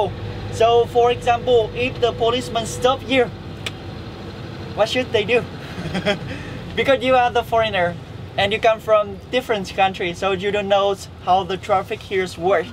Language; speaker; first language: English; non-native, fluent; Vietnamese